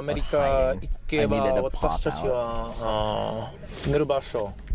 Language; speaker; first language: Japanese; non-native, learner; English